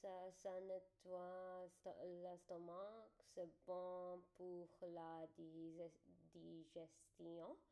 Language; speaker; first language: French; non-native, learner; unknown